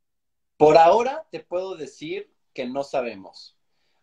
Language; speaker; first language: Spanish; native; Spanish